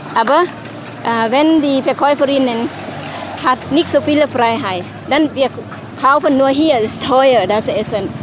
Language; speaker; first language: German; non-native, learner; Lao